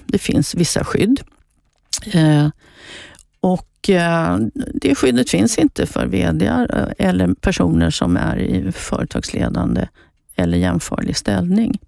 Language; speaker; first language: Swedish; native; Swedish